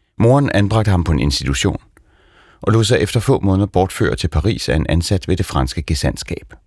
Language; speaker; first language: Danish; native; Danish